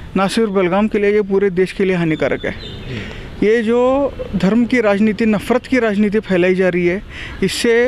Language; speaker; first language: Hindi; non-native, local second language; Marathi